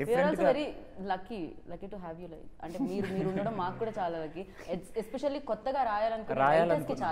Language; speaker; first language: Telugu; native; Telugu